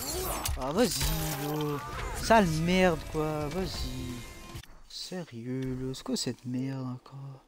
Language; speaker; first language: French; native; French